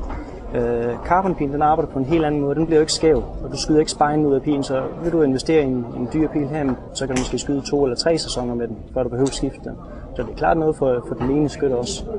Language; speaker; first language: Danish; native; Danish